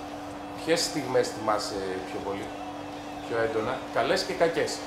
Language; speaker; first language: Greek; native; Greek